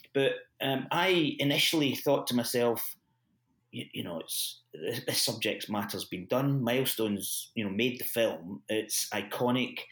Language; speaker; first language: English; native; English